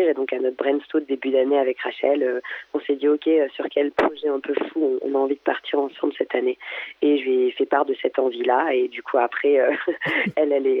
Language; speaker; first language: French; native; French